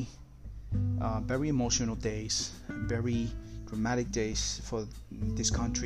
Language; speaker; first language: English; non-native, fluent; Spanish